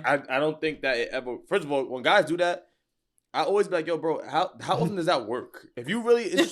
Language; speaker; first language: English; native; English